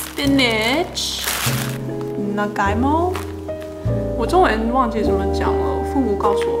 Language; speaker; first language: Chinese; early bilingual, heritage; Chinese